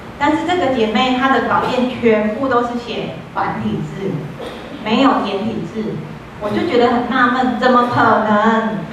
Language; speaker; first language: Chinese; native; Chinese